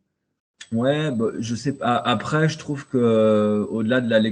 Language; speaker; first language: French; native; French